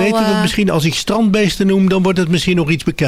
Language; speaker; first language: Dutch; native; Dutch